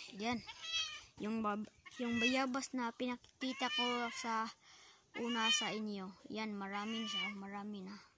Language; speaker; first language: Filipino; non-native, local second language; Cebuano